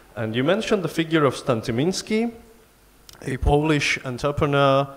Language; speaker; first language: English; non-native, fluent; Slovak